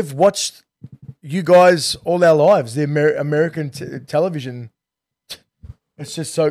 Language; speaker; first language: English; native; English